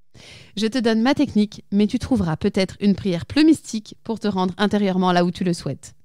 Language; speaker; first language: French; native; French